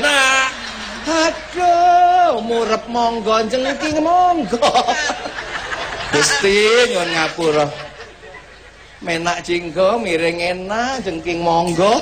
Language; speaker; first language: Indonesian; non-native, local second language; Javanese